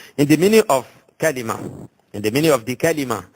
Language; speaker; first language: English; non-native, local second language; Yoruba